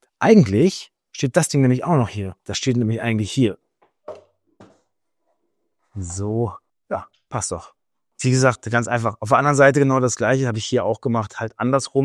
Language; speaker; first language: German; native; German